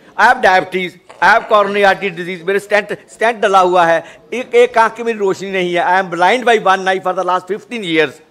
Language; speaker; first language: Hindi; non-native, local second language; Punjabi